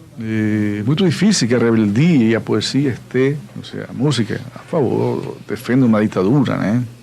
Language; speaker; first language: Portuguese; non-native, fluent; Spanish